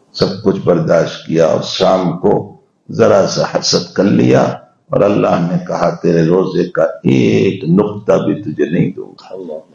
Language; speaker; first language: Urdu; non-native, local second language; Gujarati